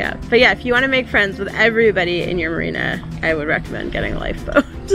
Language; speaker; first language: English; native; English